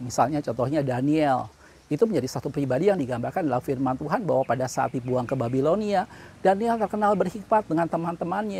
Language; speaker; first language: Indonesian; native; Indonesian